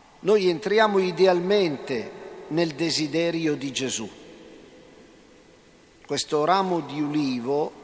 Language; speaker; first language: Italian; native; Italian